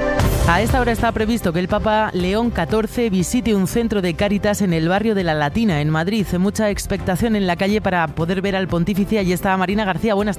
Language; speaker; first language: Spanish; native; Spanish